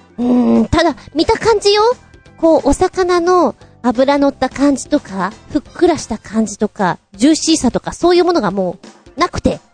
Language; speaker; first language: Japanese; native; Japanese